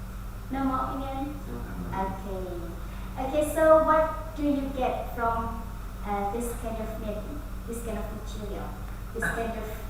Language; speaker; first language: English; non-native, fluent; Indonesian